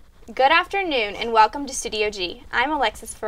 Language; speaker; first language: English; native; English